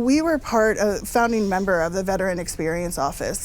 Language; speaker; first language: English; native; English